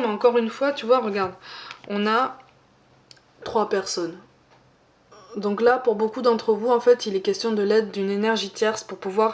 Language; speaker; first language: French; native; French